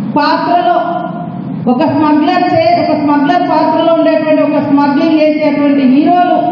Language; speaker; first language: Telugu; native; Telugu